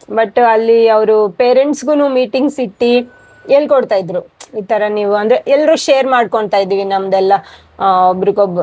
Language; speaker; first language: Kannada; non-native, local second language; Telugu